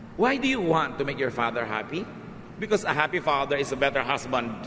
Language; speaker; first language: English; non-native, local second language; Filipino